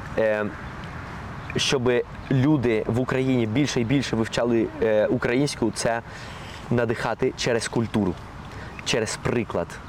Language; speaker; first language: Ukrainian; non-native, fluent; Spanish